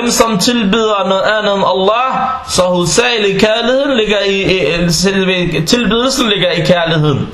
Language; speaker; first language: Danish; non-native, fluent; Arabic